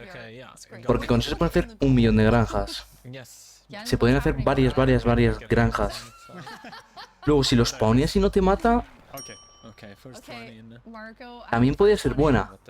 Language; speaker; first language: Spanish; native; Spanish